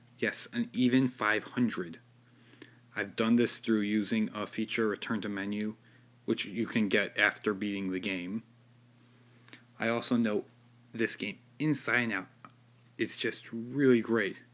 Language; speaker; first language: English; native; English